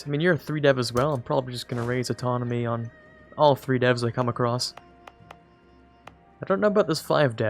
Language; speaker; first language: English; native; English